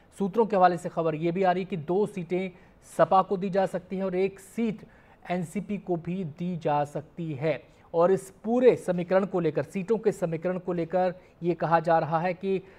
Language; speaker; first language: Hindi; native; Hindi